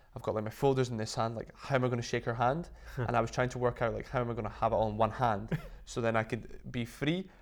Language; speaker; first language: English; native; English